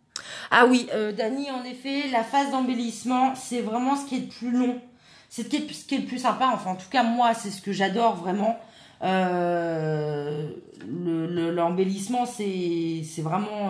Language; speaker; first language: French; native; French